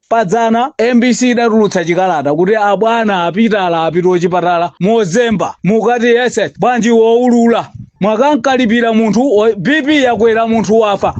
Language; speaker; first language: Nyanja; native; Nyanja